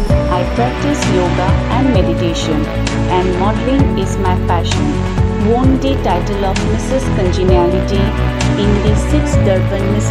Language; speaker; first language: English; non-native, local second language; Assamese